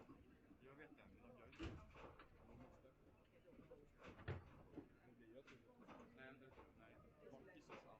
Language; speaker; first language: Swedish; native; Swedish